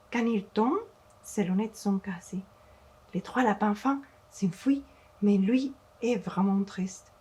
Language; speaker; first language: French; non-native, fluent; Spanish